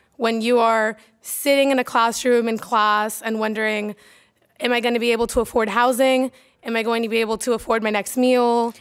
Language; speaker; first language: English; native; English